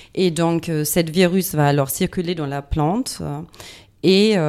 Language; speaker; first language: French; non-native, fluent; German